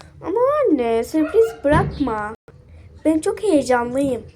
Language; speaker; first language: Turkish; early bilingual, other home language; Arabic